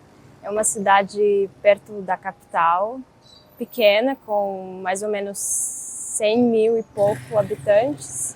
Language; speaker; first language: Portuguese; non-native, fluent; Russian